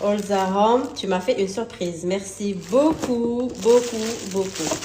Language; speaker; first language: French; non-native, local second language; Arabic